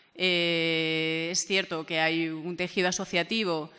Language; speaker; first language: Spanish; native; Spanish